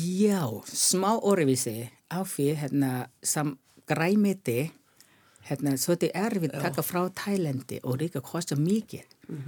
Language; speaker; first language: Icelandic; non-native, learner; Thai